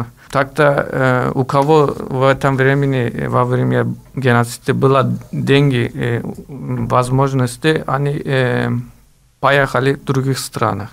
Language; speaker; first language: Russian; non-native, learner; Turkish